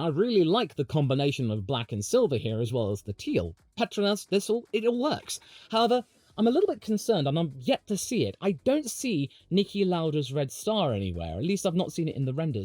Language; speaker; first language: English; native; English